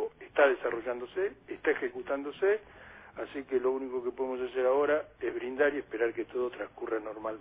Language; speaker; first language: Spanish; native; Spanish